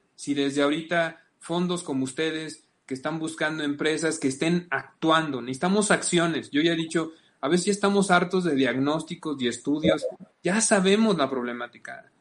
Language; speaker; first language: Spanish; native; Spanish